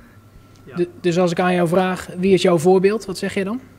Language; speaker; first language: Dutch; native; Dutch